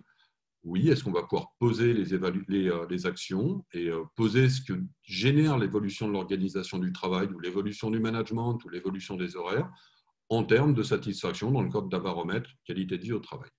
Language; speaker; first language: French; native; French